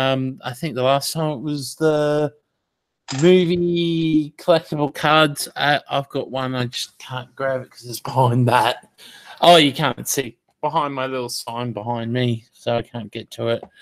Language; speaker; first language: English; native; English